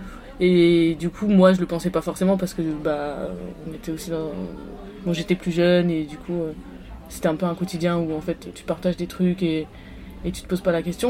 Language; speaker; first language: French; native; French